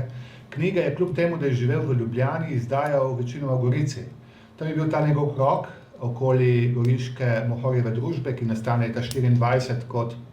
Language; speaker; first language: Slovenian; native; Slovenian